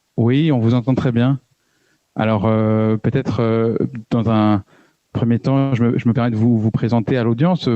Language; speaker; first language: French; native; French